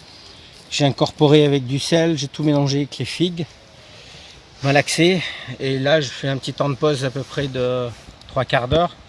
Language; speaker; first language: French; native; French